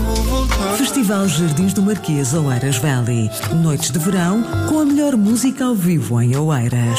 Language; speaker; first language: Portuguese; native; Portuguese